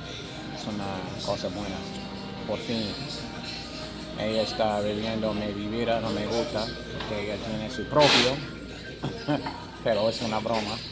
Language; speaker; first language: Spanish; non-native, learner; English